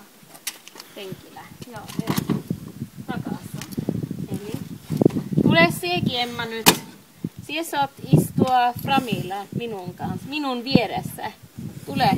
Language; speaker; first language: Finnish; non-native, learner; Swedish